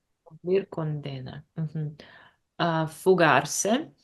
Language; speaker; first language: Spanish; non-native, learner; English